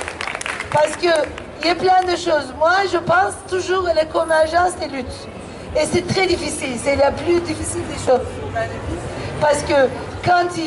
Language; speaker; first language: French; non-native, fluent; Turkish